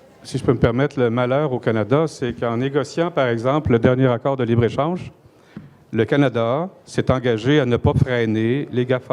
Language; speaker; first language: French; native; French